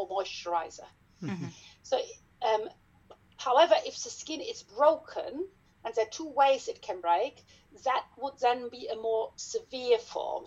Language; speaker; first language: English; non-native, fluent; German